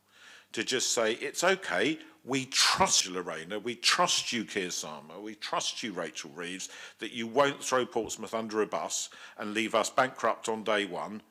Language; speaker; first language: English; native; English